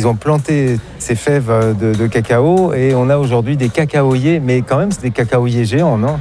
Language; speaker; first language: French; native; French